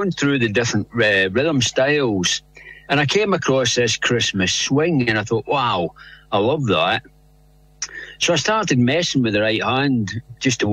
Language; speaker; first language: English; native; English